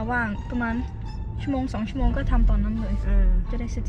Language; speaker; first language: Thai; early bilingual, heritage; Thai